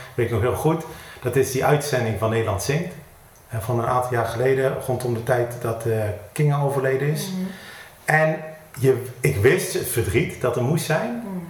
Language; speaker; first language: Dutch; native; Dutch